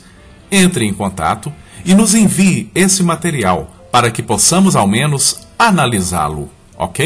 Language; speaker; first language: Portuguese; native; Portuguese